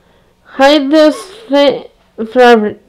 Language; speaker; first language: French; non-native, learner; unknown